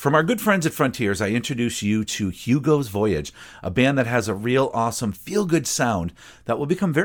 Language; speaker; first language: English; native; English